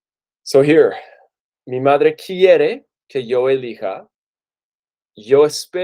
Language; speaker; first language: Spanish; non-native, fluent; English